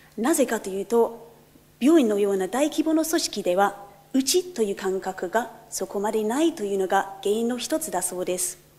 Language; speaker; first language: Japanese; non-native, fluent; English